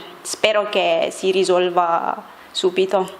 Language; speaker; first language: Italian; non-native, learner; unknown